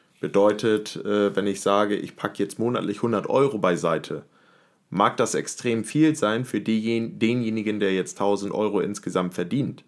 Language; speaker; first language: German; native; German